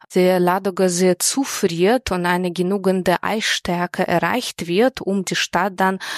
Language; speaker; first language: German; non-native, fluent; Russian